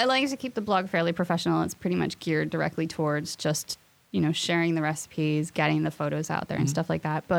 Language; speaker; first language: English; native; English